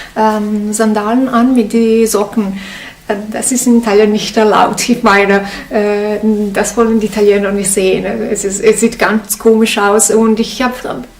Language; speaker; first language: German; non-native, learner; Italian